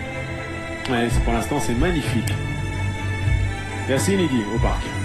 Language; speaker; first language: French; native; French